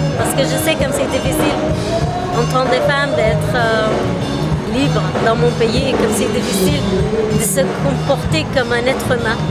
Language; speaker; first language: French; non-native, fluent; Arabic